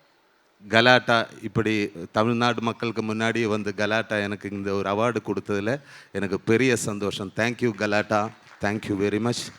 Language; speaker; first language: Tamil; non-native, learner; Malayalam